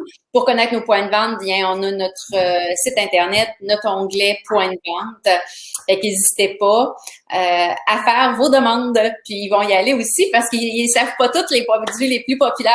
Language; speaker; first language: French; native; French